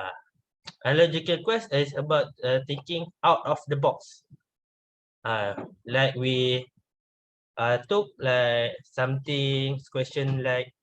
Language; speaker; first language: English; non-native, learner; Malay